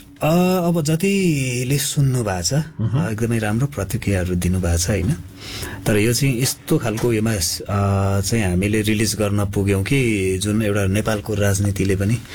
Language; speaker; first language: Nepali; non-native, local second language; Limburgish